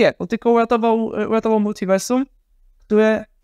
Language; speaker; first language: Polish; native; Polish